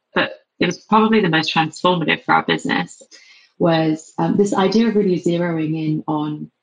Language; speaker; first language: English; native; English